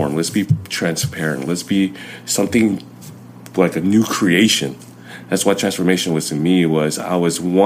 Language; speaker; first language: English; early bilingual, other home language; Vietnamese